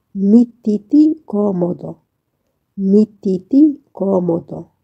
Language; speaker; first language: Italian; non-native, fluent; Arabic